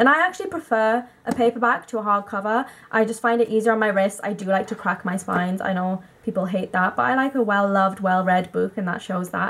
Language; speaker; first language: English; native; English